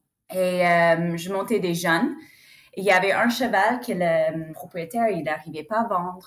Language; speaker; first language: French; non-native, fluent; English